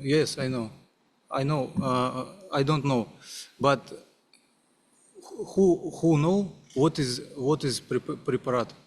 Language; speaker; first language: English; non-native, learner; Russian